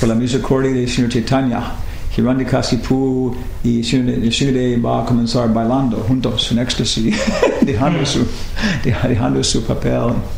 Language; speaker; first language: Spanish; non-native, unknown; English